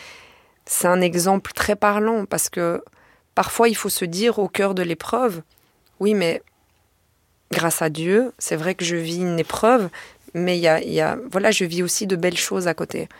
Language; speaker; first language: French; native; French